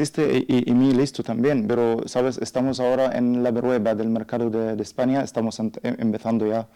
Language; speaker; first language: Spanish; non-native, learner; Arabic